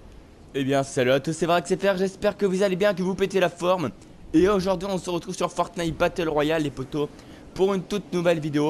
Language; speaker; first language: French; native; French